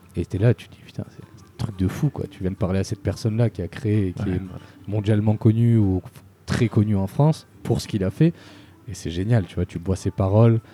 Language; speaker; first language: French; native; French